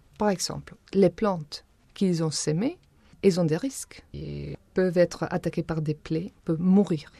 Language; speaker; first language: French; non-native, fluent; Spanish